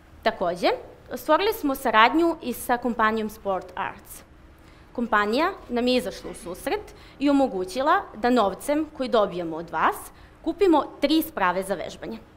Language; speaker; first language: Serbian; native; Serbian